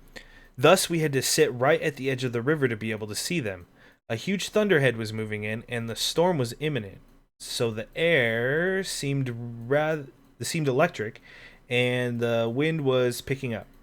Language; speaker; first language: English; native; English